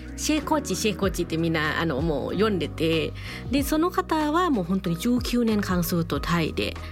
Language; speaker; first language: Japanese; non-native, fluent; Thai